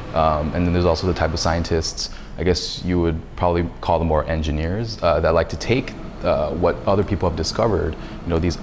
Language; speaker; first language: English; native; English